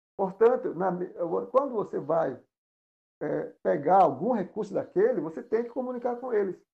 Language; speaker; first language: Portuguese; non-native, local second language; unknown